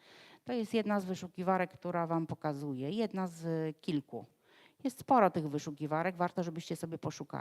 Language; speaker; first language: Polish; native; Polish